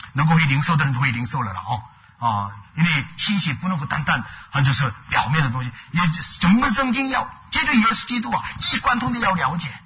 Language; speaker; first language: Chinese; non-native, fluent; Korean